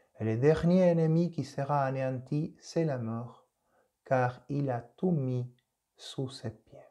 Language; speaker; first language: French; non-native, fluent; Spanish